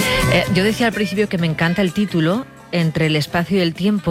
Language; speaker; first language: Spanish; native; Spanish